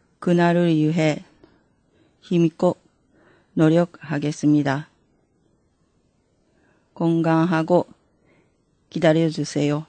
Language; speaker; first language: Korean; non-native, fluent; Japanese